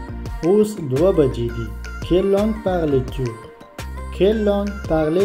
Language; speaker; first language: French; non-native, learner; Pashto